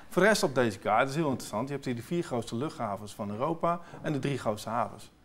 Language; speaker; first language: Dutch; native; Dutch